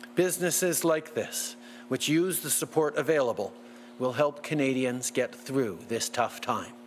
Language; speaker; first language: English; early bilingual, other home language; French